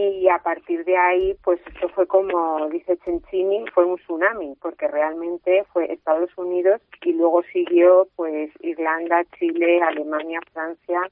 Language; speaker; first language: Spanish; native; Spanish